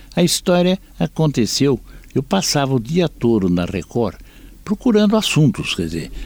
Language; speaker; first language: Portuguese; native; Portuguese